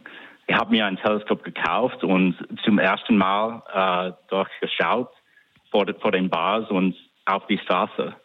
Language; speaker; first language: German; non-native, fluent; English